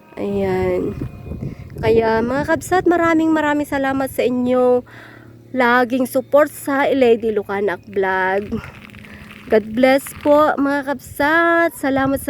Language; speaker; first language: Filipino; non-native, local second language; Iloko